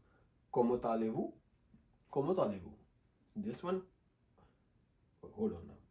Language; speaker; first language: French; non-native, learner; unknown